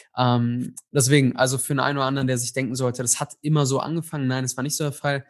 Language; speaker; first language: German; early bilingual, other home language; Tigrinya